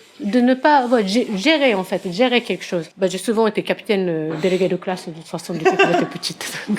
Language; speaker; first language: French; non-native, fluent; Japanese